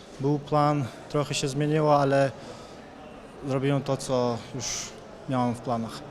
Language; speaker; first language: Polish; non-native, fluent; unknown